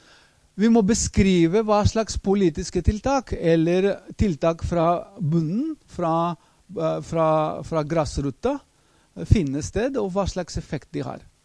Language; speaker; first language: Norwegian; non-native, fluent; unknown